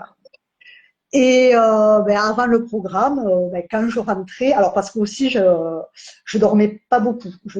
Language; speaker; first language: French; native; French